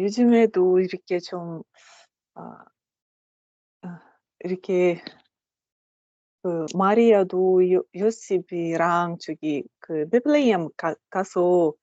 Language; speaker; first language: Korean; non-native, learner; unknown